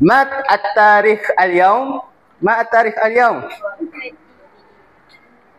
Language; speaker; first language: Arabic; non-native, learner; Malay